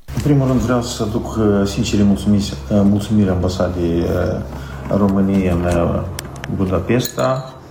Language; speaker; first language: Romanian; native; Romanian